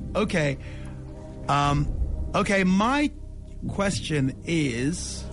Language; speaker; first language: English; early bilingual, other home language; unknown